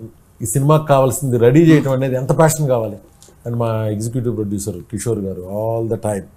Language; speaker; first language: Telugu; native; Telugu